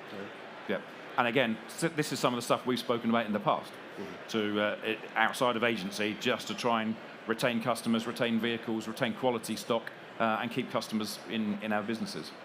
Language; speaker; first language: English; native; English